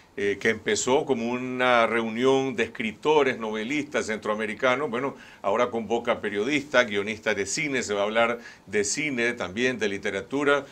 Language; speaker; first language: Spanish; native; Spanish